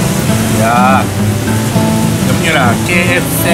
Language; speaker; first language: Vietnamese; non-native, learner; Japanese